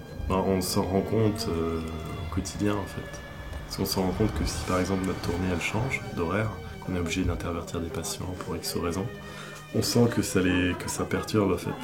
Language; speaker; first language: French; native; French